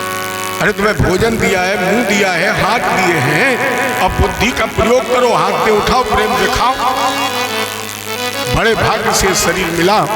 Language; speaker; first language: Hindi; native; Hindi